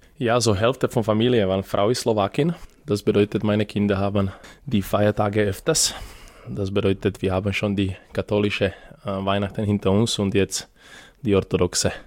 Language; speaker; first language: German; early bilingual, other home language; Serbian